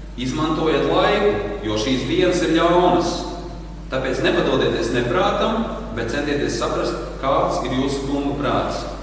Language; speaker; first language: Latvian; native; Latvian